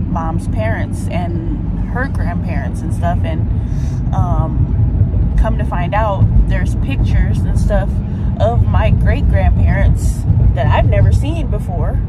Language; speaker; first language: English; native; English